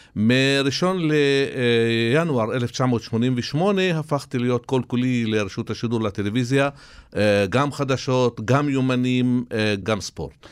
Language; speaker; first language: Hebrew; non-native, local second language; Arabic